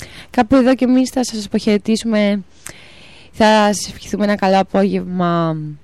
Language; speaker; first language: Greek; native; Greek